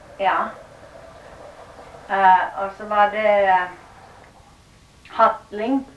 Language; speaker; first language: Norwegian; early bilingual, heritage; Norwegian